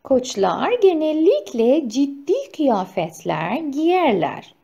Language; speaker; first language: Turkish; non-native, fluent; Persian